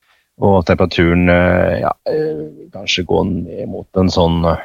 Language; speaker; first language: Norwegian; native; Norwegian